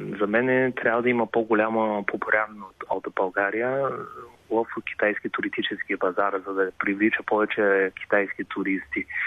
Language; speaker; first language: Bulgarian; non-native, fluent; Chinese